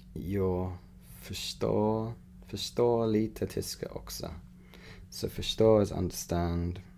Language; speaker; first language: Swedish; non-native, learner; English